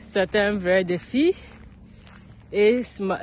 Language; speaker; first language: French; non-native, learner; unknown